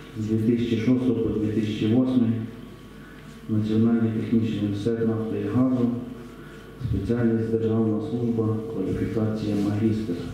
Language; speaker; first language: Ukrainian; native; Ukrainian